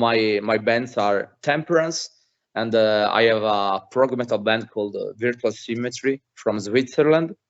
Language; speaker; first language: English; non-native, fluent; Italian